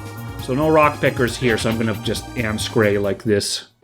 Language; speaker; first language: English; native; English